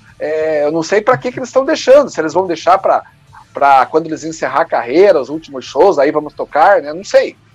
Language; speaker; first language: Portuguese; native; Portuguese